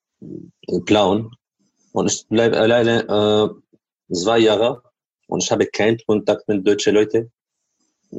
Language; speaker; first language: German; non-native, learner; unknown